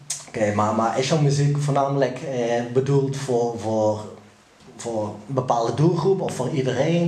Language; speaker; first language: Dutch; native; Dutch